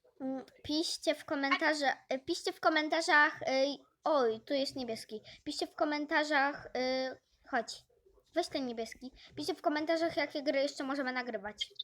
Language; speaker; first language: Polish; native; Polish